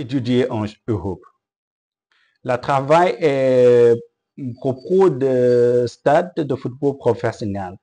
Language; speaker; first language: French; non-native, learner; Chinese